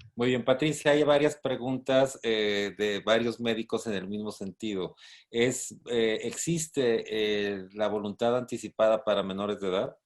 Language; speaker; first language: Spanish; native; Spanish